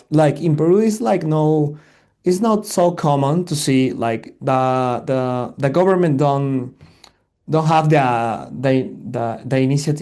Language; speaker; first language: English; non-native, learner; Spanish